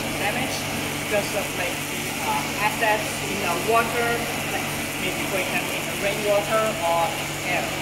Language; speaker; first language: English; non-native, learner; Chinese